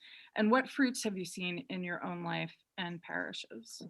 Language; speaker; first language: English; native; English